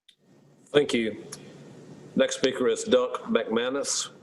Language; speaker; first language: English; native; English